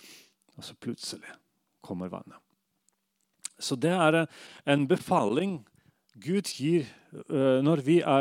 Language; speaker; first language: Norwegian; non-native, fluent; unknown